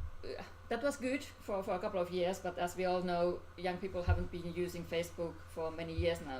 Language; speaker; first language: English; non-native, fluent; Finnish